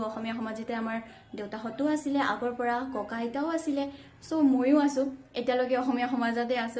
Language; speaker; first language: Assamese; non-native, local second language; Nepali